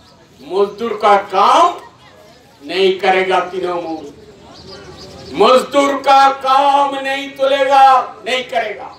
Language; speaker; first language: Hindi; non-native, local second language; Bangla